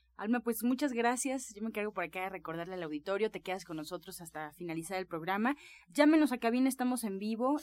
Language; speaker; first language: Spanish; native; Spanish